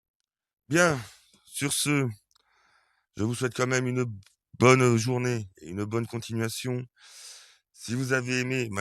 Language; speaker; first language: French; native; French